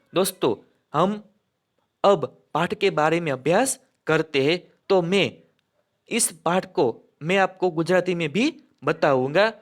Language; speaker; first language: Hindi; non-native, local second language; Gujarati